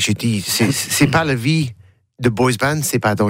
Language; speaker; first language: French; non-native, learner; English